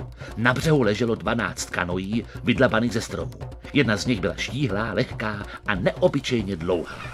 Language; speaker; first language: Czech; native; Czech